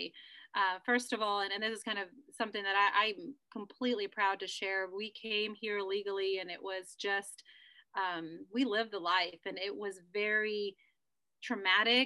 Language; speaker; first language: English; early bilingual, other home language; Spanish